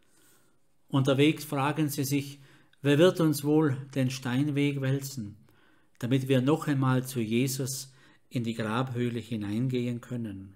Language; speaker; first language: German; native; German